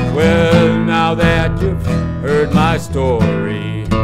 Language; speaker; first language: English; native; English